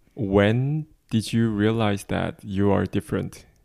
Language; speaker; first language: English; non-native, fluent; Korean